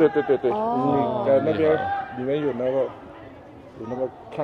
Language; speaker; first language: Chinese; early bilingual, heritage; Chinese